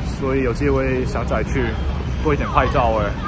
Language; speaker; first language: Chinese; non-native, learner; Cantonese